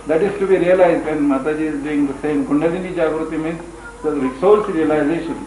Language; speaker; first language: English; non-native, local second language; Marathi